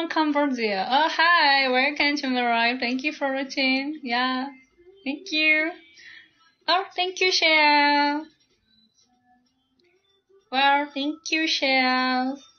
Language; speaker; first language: English; non-native, learner; Japanese